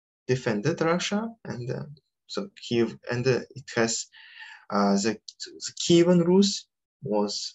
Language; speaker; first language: English; non-native, fluent; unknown